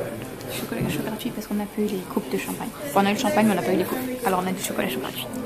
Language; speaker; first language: French; native; French